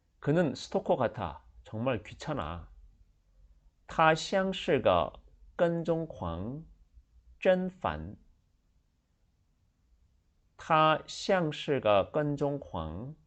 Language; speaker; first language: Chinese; non-native, fluent; Korean